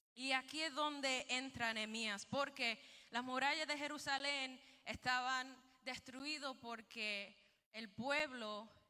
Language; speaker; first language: Spanish; early bilingual, heritage; Spanish